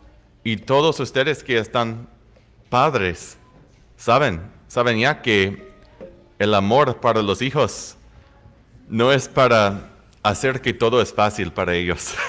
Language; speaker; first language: Spanish; non-native, fluent; English